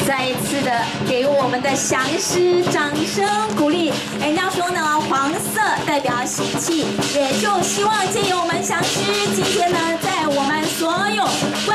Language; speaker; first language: Chinese; native; Chinese